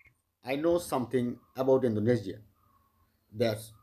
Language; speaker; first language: English; non-native, learner; Bangla